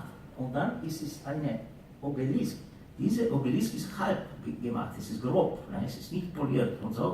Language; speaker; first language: German; non-native, fluent; Slovenian